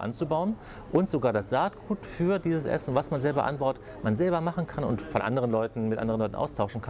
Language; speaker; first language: German; native; German